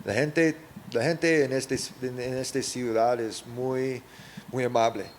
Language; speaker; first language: Spanish; early bilingual, heritage; English